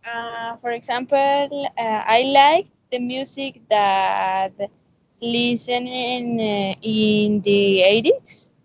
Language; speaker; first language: English; non-native, learner; Spanish